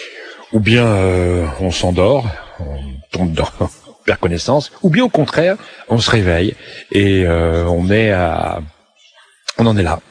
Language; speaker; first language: French; native; French